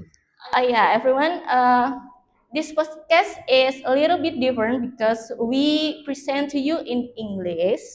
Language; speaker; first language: English; non-native, learner; Indonesian